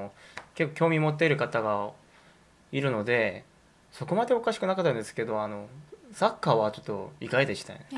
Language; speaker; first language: Japanese; non-native, fluent; Korean